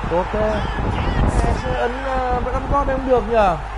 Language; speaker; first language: Vietnamese; native; Vietnamese